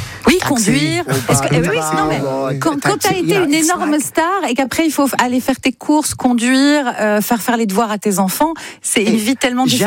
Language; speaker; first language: French; native; French